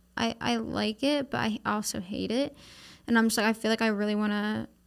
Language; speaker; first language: English; native; English